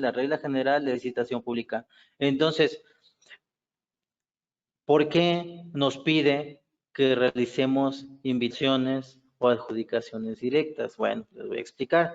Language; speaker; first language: Spanish; native; Spanish